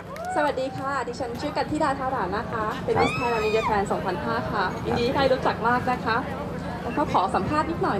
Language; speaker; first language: Thai; native; Thai